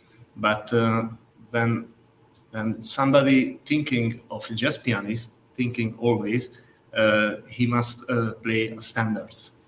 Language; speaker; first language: English; non-native, learner; Hungarian